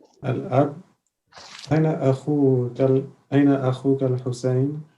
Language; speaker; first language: Arabic; non-native, learner; French